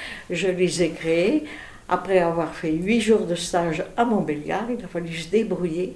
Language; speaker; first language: French; native; French